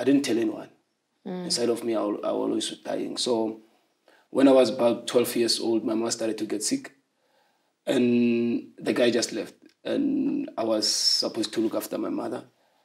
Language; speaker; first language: English; non-native, local second language; Zulu